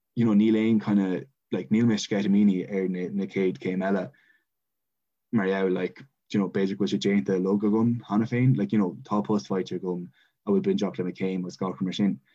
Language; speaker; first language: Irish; non-native, local second language; English